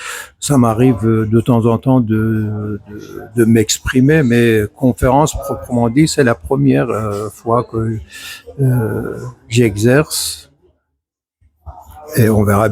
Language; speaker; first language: French; non-native, fluent; Persian